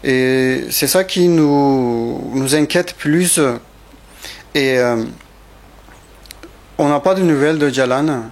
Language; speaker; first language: French; non-native, fluent; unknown